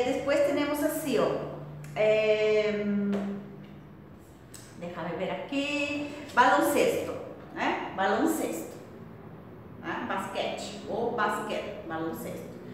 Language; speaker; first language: Spanish; non-native, fluent; Portuguese